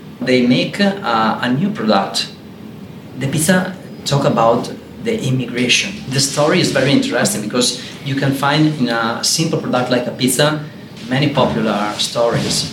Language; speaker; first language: English; non-native, learner; Italian